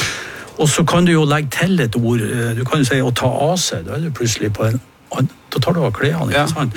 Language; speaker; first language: Norwegian; native; Norwegian